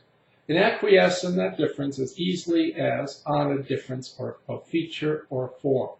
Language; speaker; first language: English; native; English